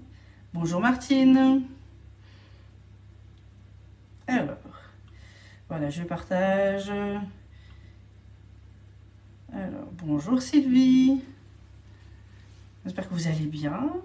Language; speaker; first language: French; native; French